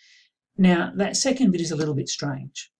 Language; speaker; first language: English; native; English